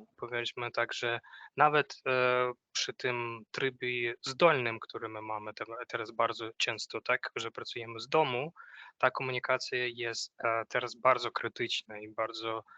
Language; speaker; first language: Polish; non-native, fluent; Ukrainian